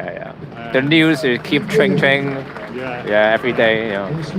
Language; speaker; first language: English; non-native, learner; Cantonese